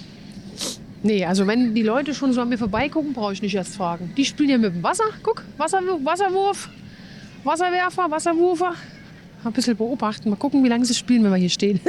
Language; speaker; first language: German; native; German